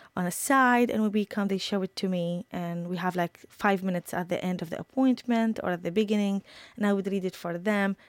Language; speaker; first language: English; non-native, fluent; Arabic